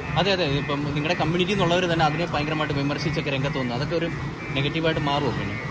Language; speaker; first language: Malayalam; native; Malayalam